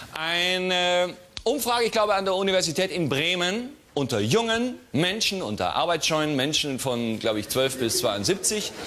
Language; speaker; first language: German; native; German